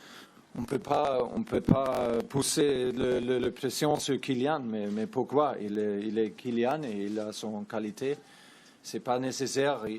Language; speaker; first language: French; non-native, learner; German